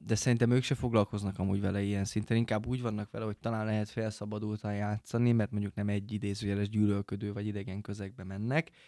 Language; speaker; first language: Hungarian; native; Hungarian